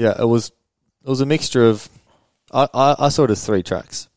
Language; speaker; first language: English; early bilingual, other home language; Swedish